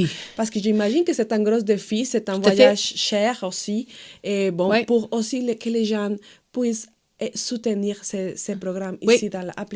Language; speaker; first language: French; non-native, fluent; Spanish